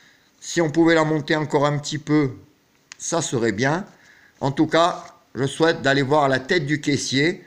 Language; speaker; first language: French; native; French